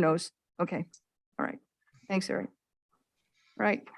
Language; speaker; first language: English; native; English